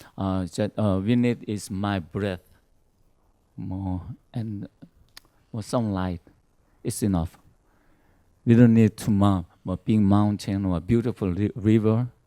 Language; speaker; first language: English; non-native, learner; Korean